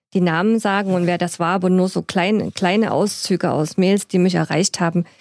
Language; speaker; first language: German; native; German